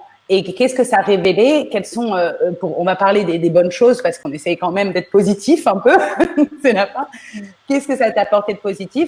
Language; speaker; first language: French; native; French